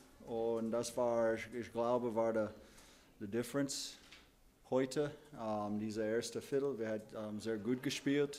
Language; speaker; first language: German; non-native, learner; English